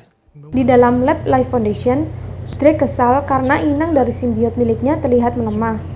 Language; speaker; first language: Indonesian; native; Indonesian